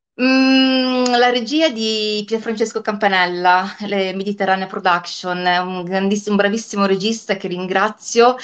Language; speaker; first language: Italian; native; Italian